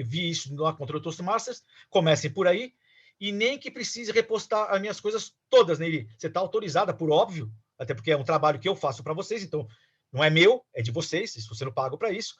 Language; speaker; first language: Portuguese; native; Portuguese